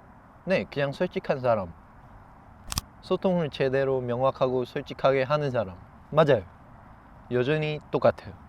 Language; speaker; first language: Korean; non-native, fluent; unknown